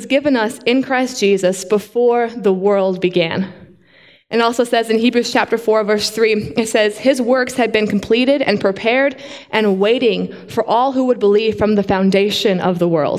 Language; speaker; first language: English; native; English